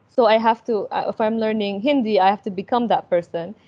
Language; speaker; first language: English; early bilingual, other home language; Arabic